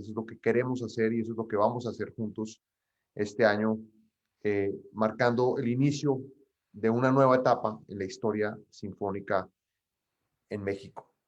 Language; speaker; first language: Spanish; native; Spanish